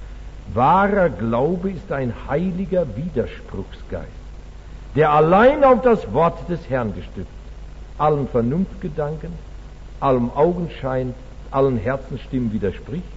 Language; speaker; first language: German; native; German